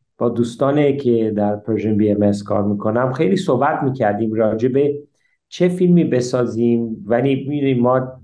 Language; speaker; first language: Persian; early bilingual, heritage; English